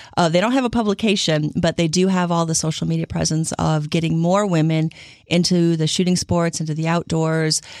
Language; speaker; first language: English; native; English